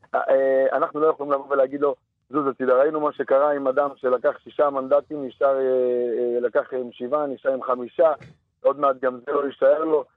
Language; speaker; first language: Hebrew; early bilingual, other home language; Arabic